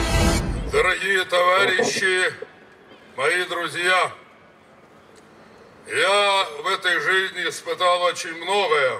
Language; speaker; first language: Russian; native; Russian